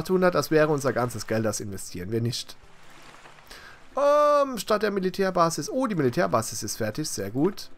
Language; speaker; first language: German; native; German